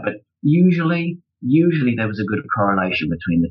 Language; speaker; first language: English; native; English